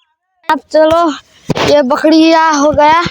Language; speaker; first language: Hindi; non-native, local second language; Maithili